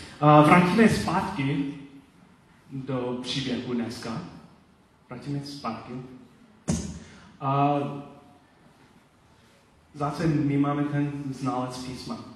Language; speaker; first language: Czech; non-native, learner; Polish